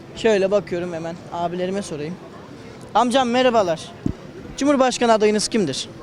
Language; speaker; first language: Turkish; native; Turkish